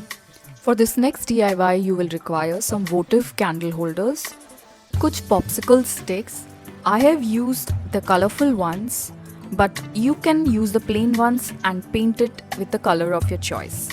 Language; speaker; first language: English; non-native, local second language; Hindi